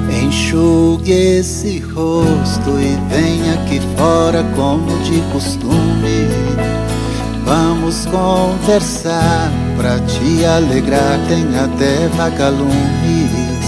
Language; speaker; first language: Portuguese; native; Portuguese